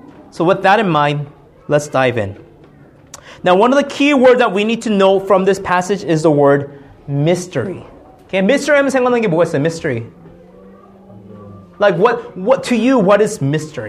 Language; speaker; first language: English; early bilingual, other home language; Korean